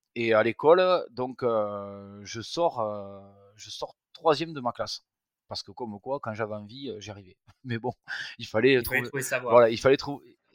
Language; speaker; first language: French; native; French